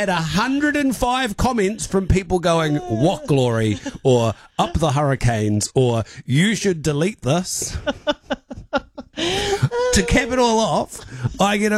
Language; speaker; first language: English; native; English